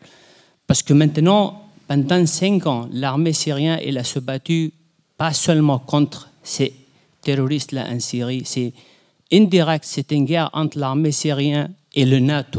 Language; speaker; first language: French; non-native, fluent; Arabic